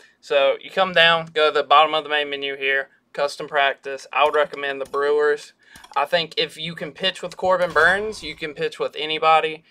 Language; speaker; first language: English; native; English